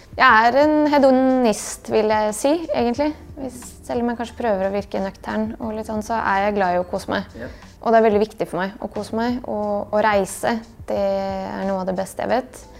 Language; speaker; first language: Norwegian; early bilingual, other home language; Bosnian